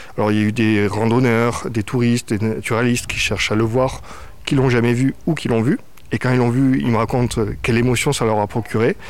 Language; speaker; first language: French; native; French